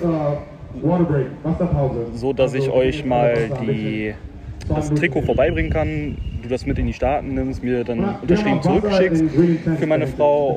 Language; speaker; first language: German; native; German